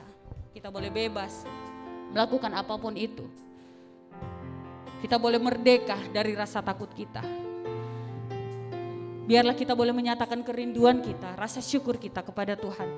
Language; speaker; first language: Indonesian; native; Indonesian